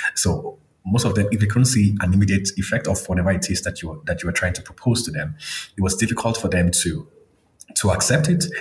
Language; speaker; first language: English; non-native, local second language; Yoruba